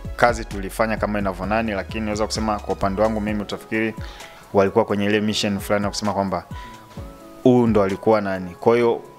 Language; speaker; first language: Swahili; native; Swahili